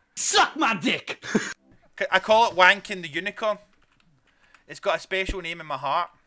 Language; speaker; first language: English; native; English